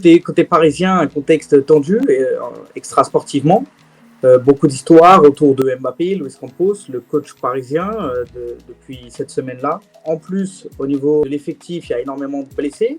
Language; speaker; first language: French; native; French